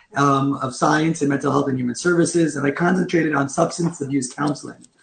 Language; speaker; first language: English; native; English